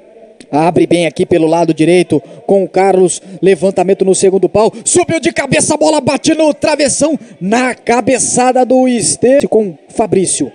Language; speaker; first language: Portuguese; native; Portuguese